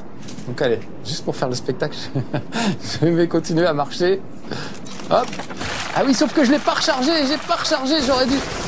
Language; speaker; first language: French; native; French